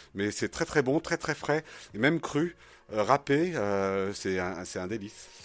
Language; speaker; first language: French; native; French